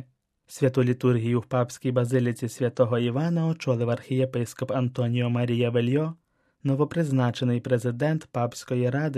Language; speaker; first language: Ukrainian; native; Ukrainian